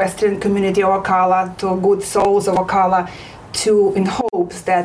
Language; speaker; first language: English; non-native, fluent; Ukrainian